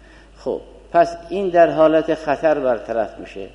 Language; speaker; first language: Persian; native; Persian